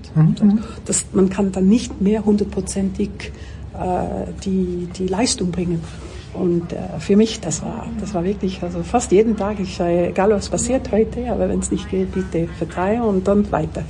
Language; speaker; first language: German; non-native, local second language; French